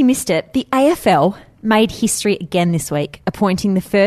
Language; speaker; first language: English; native; English